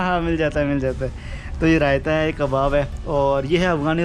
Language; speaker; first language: Hindi; native; Hindi